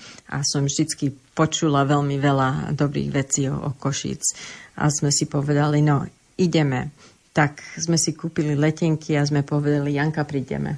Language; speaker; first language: Slovak; early bilingual, heritage; Slovak